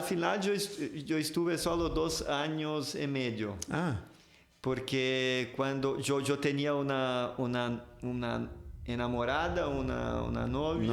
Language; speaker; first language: Spanish; non-native, fluent; Portuguese